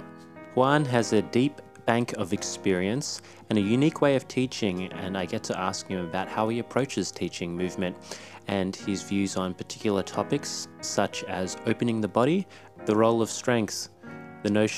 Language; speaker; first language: English; native; English